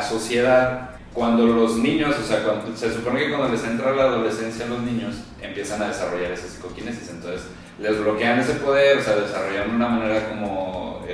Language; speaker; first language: Spanish; native; Spanish